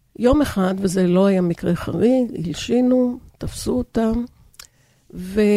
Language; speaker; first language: Hebrew; early bilingual, other home language; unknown